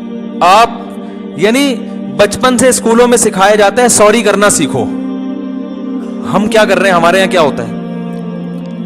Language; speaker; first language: Urdu; native; Urdu